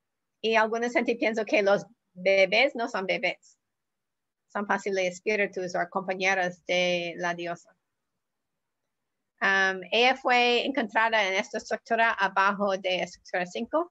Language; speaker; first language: Spanish; non-native, learner; English